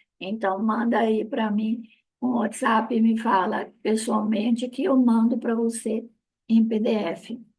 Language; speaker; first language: Portuguese; non-native, fluent; Italian